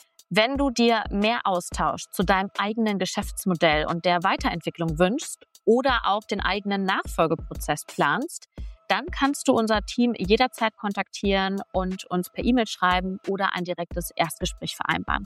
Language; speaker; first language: German; native; German